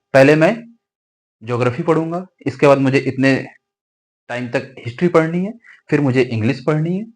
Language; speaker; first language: Hindi; native; Hindi